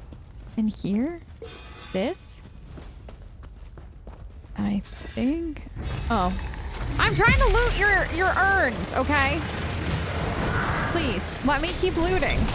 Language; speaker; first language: English; native; English